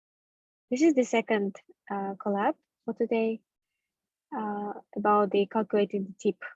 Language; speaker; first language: English; non-native, fluent; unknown